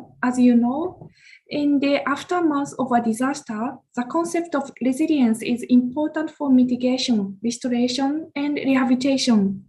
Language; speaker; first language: English; non-native, learner; Japanese